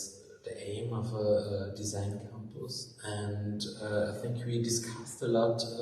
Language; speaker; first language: English; non-native, fluent; German